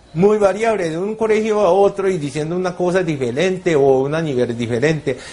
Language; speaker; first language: Spanish; non-native, fluent; Japanese